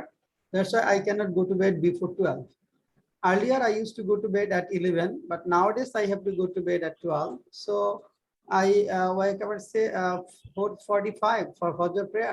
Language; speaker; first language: English; non-native, fluent; Bangla